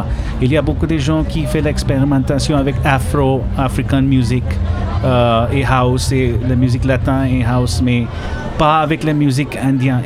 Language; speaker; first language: French; non-native, learner; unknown